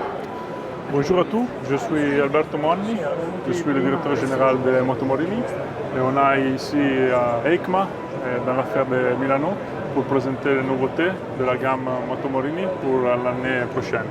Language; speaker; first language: French; non-native, fluent; Italian